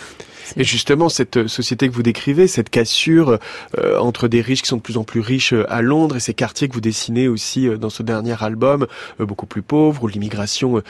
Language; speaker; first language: French; native; French